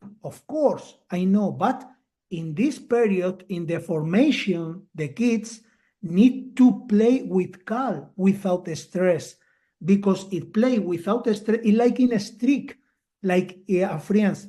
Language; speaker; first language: English; non-native, learner; Spanish